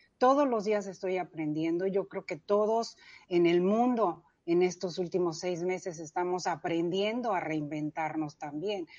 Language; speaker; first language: Spanish; early bilingual, other home language; Cantonese